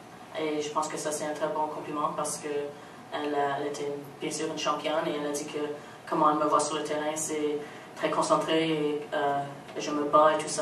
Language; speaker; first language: French; non-native, local second language; English